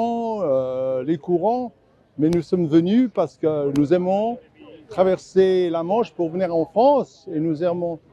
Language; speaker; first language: French; non-native, fluent; English